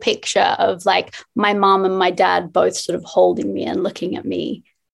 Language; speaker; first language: English; native; English